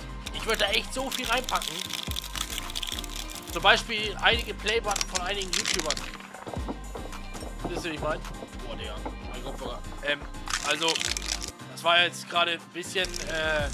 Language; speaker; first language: German; native; German